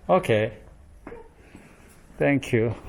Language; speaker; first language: English; non-native, learner; Korean